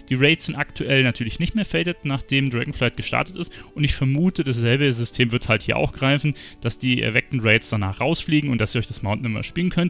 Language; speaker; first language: German; native; German